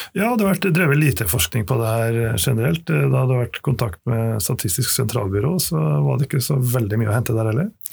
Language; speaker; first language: Norwegian; native; Norwegian